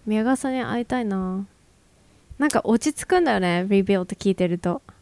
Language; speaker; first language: Japanese; native; Japanese